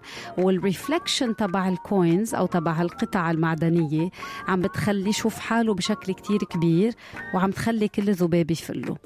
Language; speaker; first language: Arabic; native; Arabic